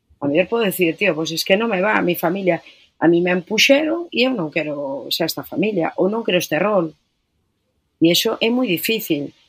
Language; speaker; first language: Galician; non-native, local second language; Spanish